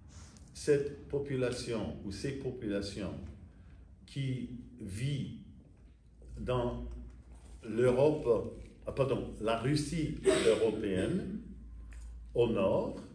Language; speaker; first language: French; non-native, fluent; English